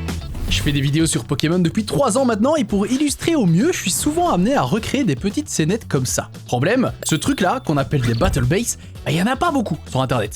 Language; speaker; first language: French; native; French